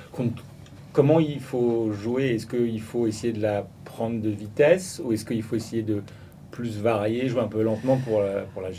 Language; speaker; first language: French; native; French